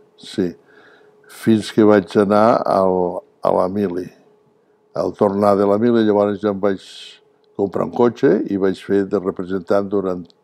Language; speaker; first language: Catalan; native; Catalan